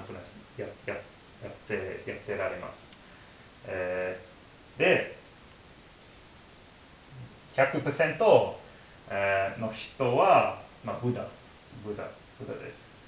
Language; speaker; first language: Japanese; non-native, learner; English